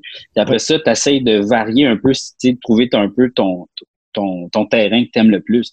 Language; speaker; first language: French; native; French